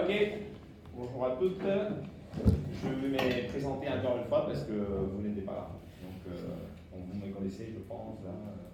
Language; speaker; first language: French; non-native, fluent; Spanish